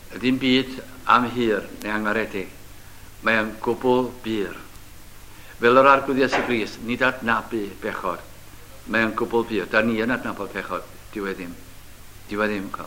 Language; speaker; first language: Welsh; native; Welsh